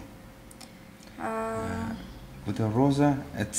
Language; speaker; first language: Bulgarian; non-native, learner; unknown